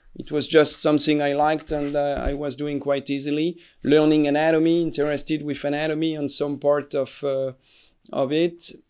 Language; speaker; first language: English; non-native, fluent; French